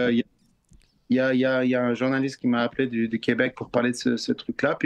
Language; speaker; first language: French; native; French